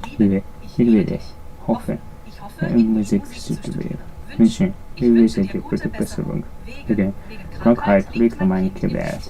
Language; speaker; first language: German; non-native, learner; Japanese